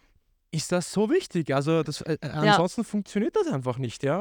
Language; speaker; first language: German; native; German